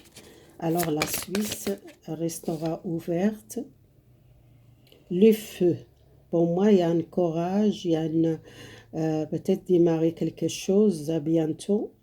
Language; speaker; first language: French; non-native, fluent; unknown